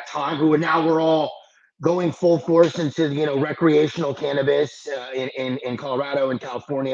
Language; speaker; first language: English; native; English